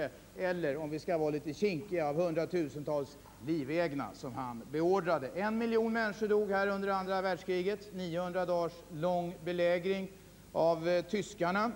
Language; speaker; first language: Swedish; native; Swedish